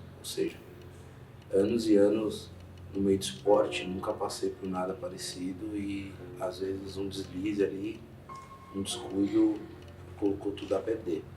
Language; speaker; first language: Portuguese; native; Portuguese